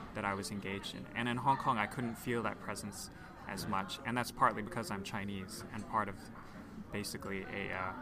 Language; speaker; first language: English; non-native, local second language; Cantonese